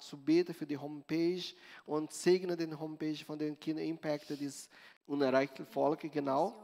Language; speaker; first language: German; non-native, learner; Portuguese